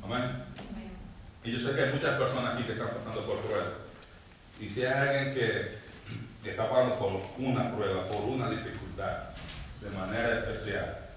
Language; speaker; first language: Spanish; native; Spanish